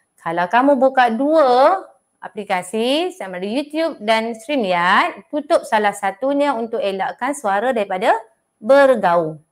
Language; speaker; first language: Malay; native; Malay